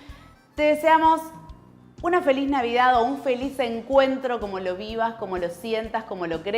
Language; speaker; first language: Spanish; native; Spanish